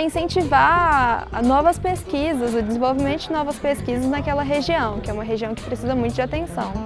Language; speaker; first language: Portuguese; native; Portuguese